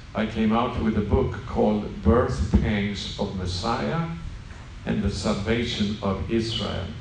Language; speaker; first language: English; non-native, fluent; Swedish